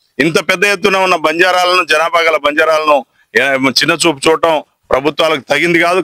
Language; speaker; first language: Telugu; non-native, local second language; Lambadi